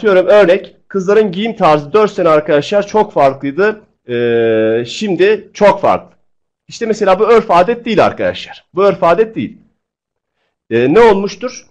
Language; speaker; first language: Turkish; native; Turkish